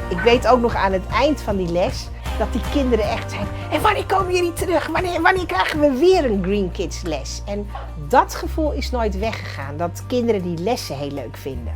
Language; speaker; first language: Dutch; early bilingual, other home language; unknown